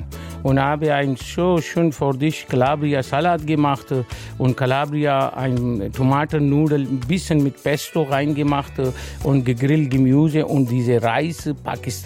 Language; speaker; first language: German; non-native, learner; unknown